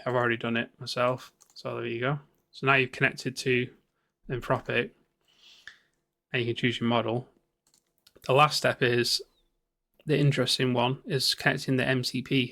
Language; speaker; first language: English; native; English